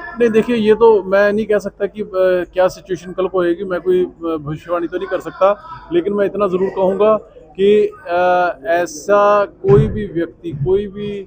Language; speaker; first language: Urdu; non-native, local second language; Punjabi